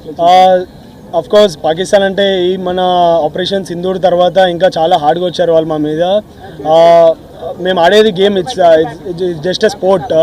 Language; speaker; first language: Telugu; native; Telugu